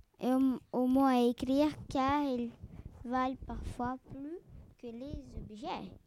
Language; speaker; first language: French; non-native, learner; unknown